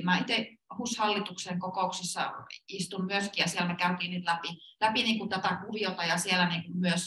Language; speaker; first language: Finnish; native; Finnish